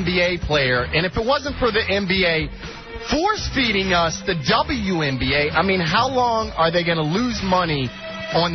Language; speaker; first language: English; native; English